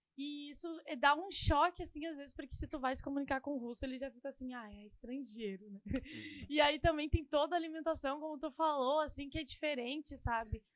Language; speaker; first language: Portuguese; native; Portuguese